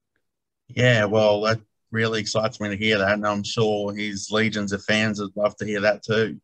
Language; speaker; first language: English; native; English